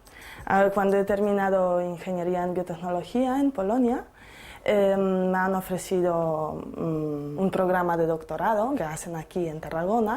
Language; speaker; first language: Spanish; non-native, learner; Polish